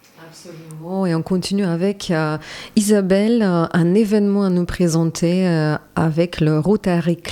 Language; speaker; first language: French; native; French